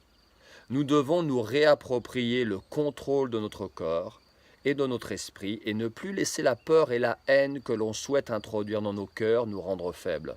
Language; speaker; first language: French; native; French